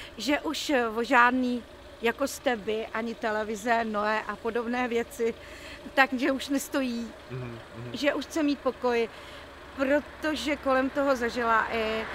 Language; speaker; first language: Czech; native; Czech